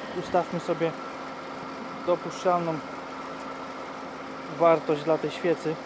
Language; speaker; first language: Polish; native; Polish